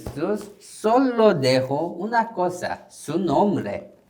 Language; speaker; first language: Spanish; non-native, learner; Korean